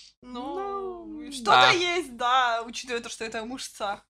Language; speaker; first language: Russian; native; Russian